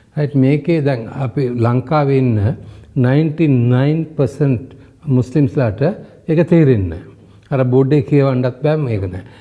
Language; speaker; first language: Sinhala; non-native, local second language; Tamil